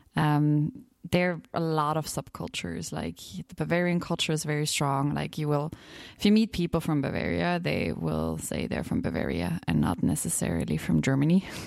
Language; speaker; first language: English; non-native, fluent; German